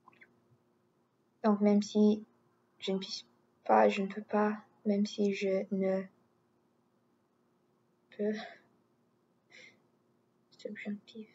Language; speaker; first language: French; non-native, learner; English